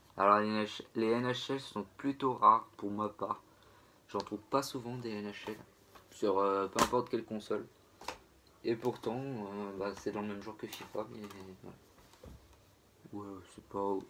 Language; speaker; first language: French; native; French